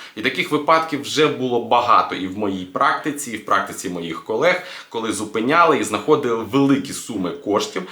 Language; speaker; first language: Ukrainian; native; Ukrainian